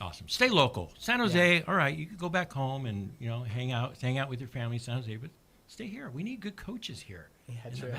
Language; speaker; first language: English; native; English